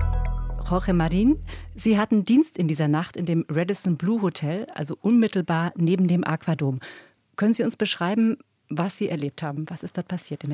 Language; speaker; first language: German; native; German